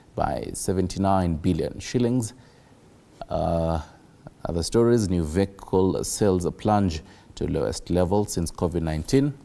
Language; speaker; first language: English; non-native, local second language; Swahili